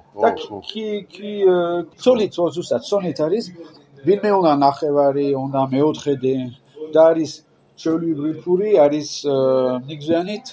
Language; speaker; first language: Georgian; non-native, learner; French